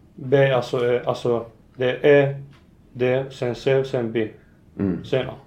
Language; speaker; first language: Swedish; non-native, fluent; Arabic